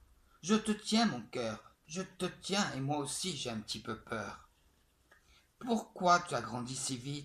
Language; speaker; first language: French; native; French